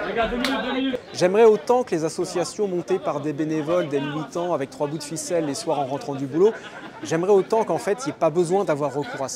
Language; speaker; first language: French; native; French